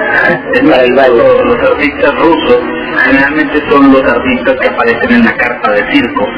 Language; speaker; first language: Spanish; native; Spanish